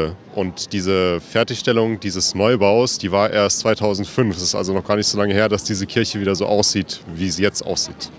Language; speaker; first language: German; native; German